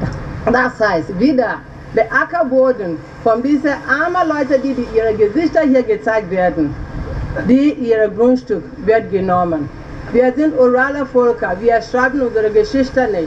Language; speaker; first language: German; non-native, fluent; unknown